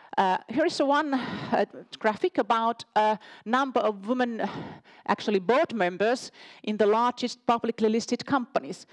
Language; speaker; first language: English; non-native, fluent; Finnish